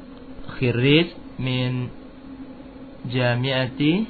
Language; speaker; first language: Arabic; non-native, fluent; Indonesian